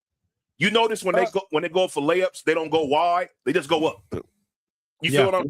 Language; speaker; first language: English; native; English